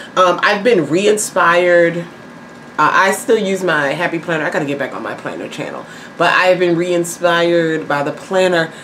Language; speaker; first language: English; native; English